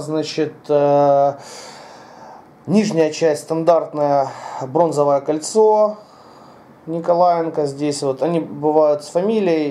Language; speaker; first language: Russian; native; Russian